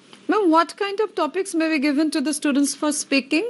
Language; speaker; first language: English; non-native, local second language; Bangla